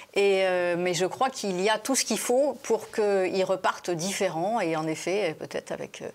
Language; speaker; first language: French; native; French